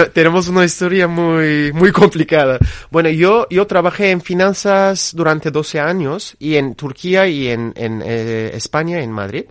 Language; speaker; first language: Spanish; non-native, fluent; Turkish